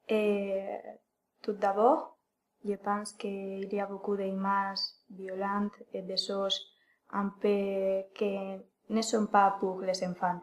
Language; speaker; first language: French; non-native, learner; Spanish